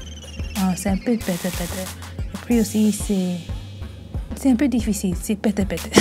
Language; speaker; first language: French; early bilingual, heritage; French